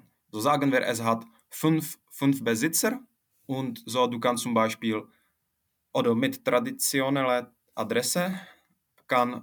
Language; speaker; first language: German; non-native, fluent; Czech